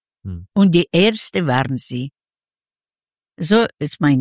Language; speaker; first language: German; non-native, learner; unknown